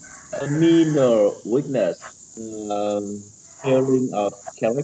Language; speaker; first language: English; non-native, learner; Vietnamese